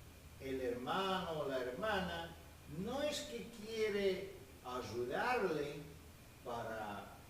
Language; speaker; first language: Spanish; non-native, fluent; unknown